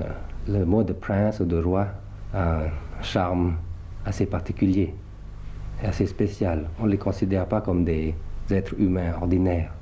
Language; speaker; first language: French; early bilingual, other home language; Thai